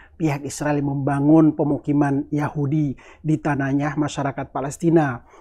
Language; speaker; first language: Indonesian; native; Indonesian